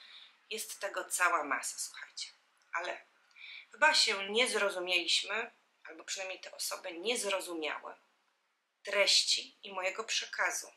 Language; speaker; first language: Polish; native; Polish